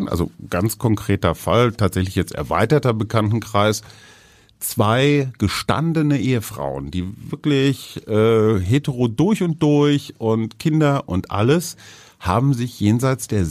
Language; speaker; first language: German; native; German